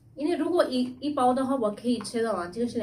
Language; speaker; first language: Chinese; non-native, learner; Urdu